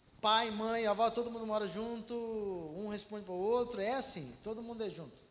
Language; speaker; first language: Portuguese; non-native, fluent; Malayalam